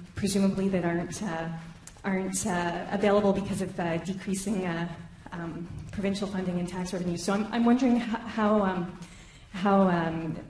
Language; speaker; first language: English; native; English